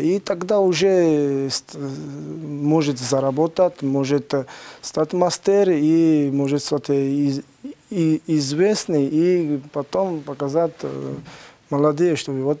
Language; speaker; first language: Russian; non-native, learner; Georgian